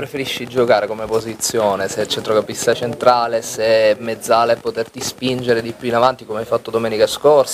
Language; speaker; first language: Italian; native; Italian